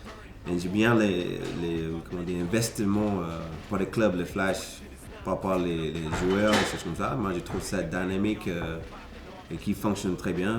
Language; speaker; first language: French; non-native, fluent; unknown